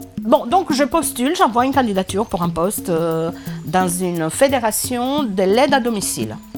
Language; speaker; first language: French; non-native, fluent; Italian